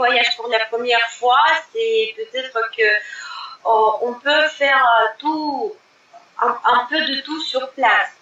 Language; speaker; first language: French; non-native, fluent; Russian